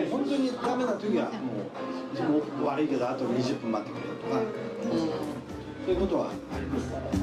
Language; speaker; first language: Japanese; native; Japanese